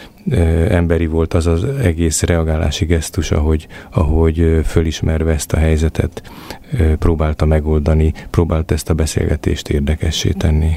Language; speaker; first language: Hungarian; native; Hungarian